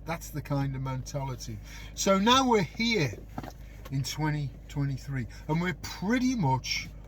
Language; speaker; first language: English; native; English